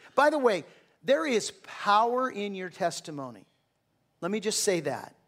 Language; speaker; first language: English; native; English